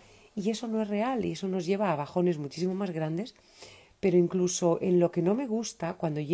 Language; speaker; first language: Spanish; native; Spanish